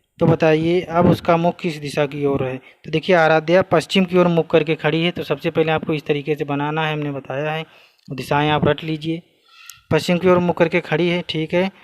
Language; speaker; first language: Hindi; native; Hindi